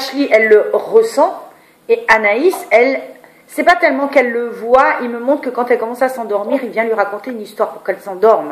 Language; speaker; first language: French; native; French